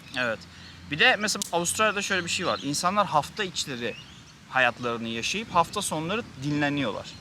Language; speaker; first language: Turkish; native; Turkish